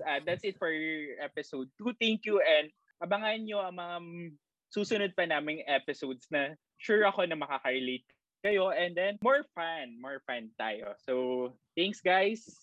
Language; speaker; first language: Filipino; native; Filipino